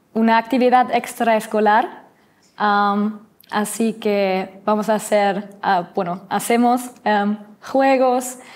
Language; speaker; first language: Spanish; non-native, learner; German